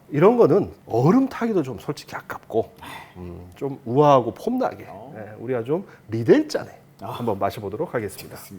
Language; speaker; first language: Korean; native; Korean